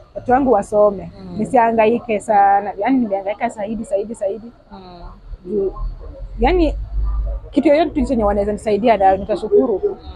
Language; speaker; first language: Swahili; non-native, local second language; Luyia